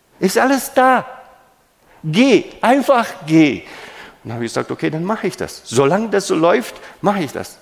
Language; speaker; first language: German; non-native, fluent; Romanian